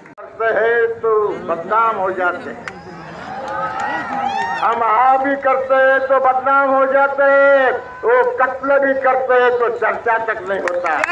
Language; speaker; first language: Hindi; native; Hindi